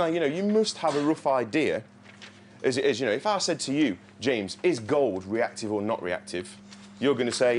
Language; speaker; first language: English; native; English